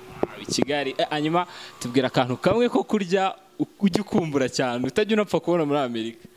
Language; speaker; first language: Kinyarwanda; native; Kinyarwanda